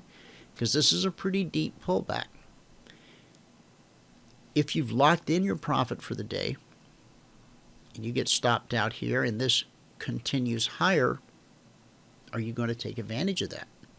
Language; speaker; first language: English; native; English